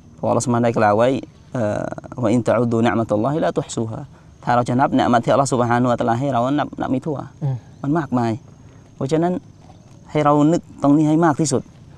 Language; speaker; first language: Thai; non-native, local second language; Malay